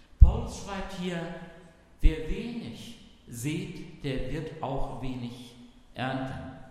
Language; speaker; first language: German; non-native, fluent; Arabic